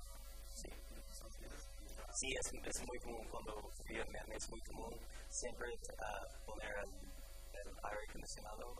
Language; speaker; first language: Spanish; non-native, fluent; English